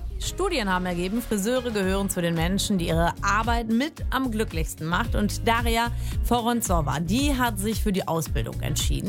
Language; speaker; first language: German; native; German